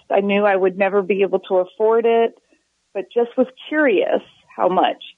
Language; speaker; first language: English; native; English